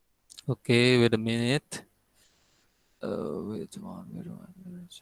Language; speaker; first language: English; non-native, fluent; Indonesian